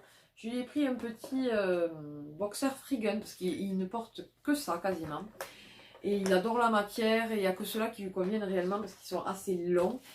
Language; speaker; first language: French; native; French